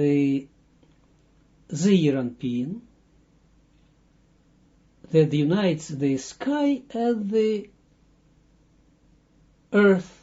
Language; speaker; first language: English; non-native, fluent; Dutch